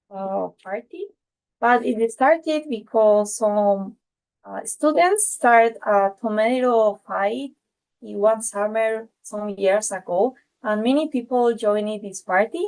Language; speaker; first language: English; non-native, fluent; Spanish